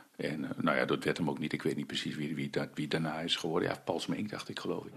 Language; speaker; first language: Dutch; early bilingual, other home language; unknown